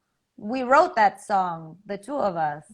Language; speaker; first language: English; non-native, fluent; Spanish